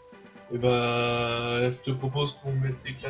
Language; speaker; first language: French; native; French